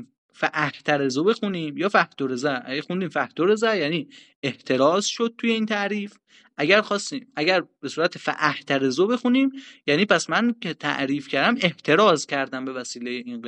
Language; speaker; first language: Persian; native; Persian